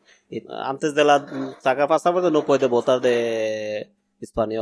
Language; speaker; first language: Spanish; non-native, learner; Bangla